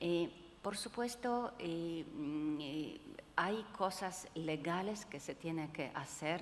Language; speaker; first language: Spanish; non-native, fluent; Polish